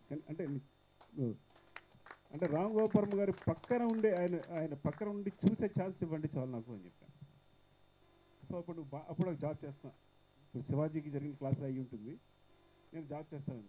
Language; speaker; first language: Telugu; native; Telugu